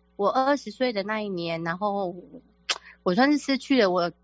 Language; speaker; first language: Chinese; native; Chinese